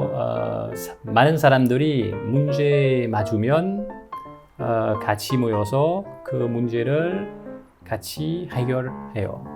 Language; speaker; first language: Korean; non-native, learner; French